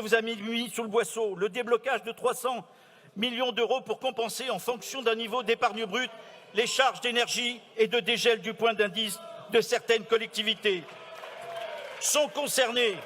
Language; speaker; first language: French; native; French